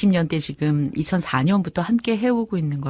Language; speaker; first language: Korean; native; Korean